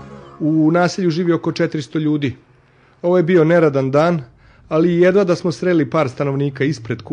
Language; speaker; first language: Serbian; native; Serbian